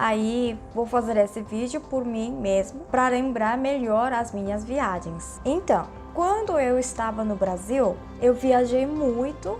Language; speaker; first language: Portuguese; non-native, fluent; Korean